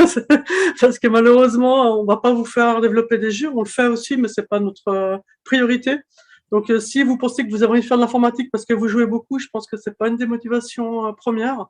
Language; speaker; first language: French; native; French